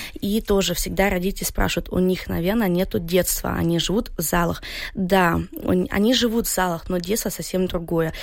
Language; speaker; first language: Russian; early bilingual, heritage; Russian